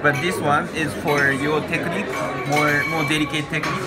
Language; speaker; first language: English; non-native, learner; Japanese